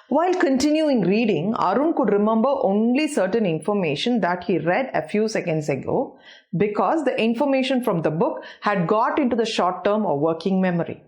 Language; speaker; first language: English; non-native, local second language; Tamil